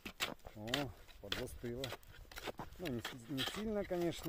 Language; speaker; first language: Russian; native; Russian